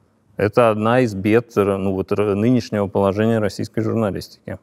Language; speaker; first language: Russian; native; Russian